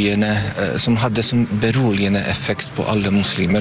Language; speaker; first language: Norwegian; non-native, fluent; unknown